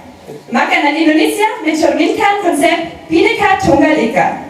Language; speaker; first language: Indonesian; non-native, learner; German